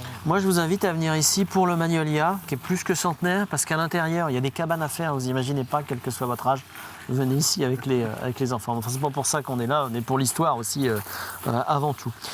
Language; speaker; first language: French; native; French